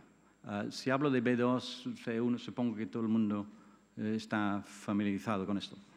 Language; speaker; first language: Spanish; non-native, fluent; English